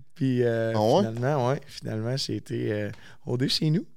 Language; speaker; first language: French; native; French